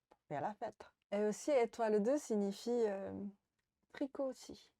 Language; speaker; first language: French; non-native, fluent; Japanese